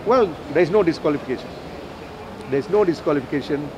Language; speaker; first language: English; non-native, local second language; Malay